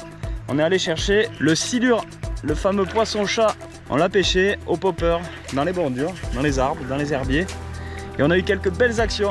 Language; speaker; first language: French; native; French